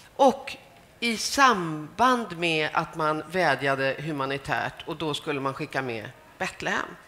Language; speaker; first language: Swedish; native; Swedish